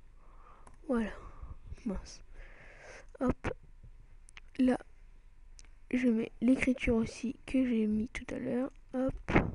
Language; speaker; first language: French; native; French